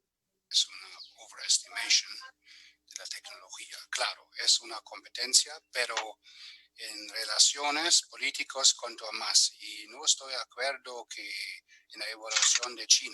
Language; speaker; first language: Spanish; non-native, fluent; German